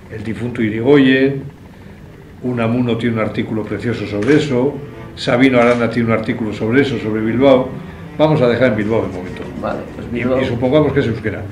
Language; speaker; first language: Spanish; non-native, local second language; Basque